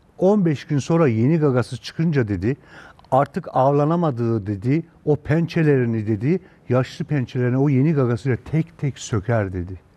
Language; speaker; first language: Turkish; native; Turkish